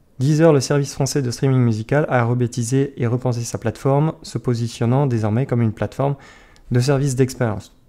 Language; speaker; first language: French; native; French